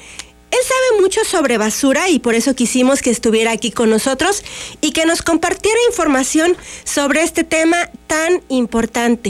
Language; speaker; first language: Spanish; native; Spanish